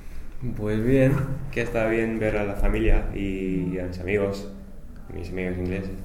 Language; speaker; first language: Spanish; non-native, fluent; English